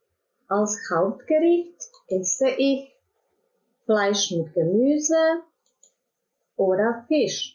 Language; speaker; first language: German; non-native, fluent; Croatian